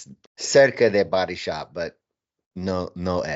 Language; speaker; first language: Spanish; non-native, learner; English